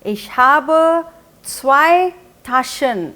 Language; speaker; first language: German; non-native, fluent; Hindi